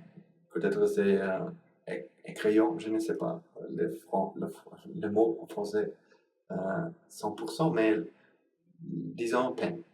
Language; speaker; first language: French; non-native, learner; Sinhala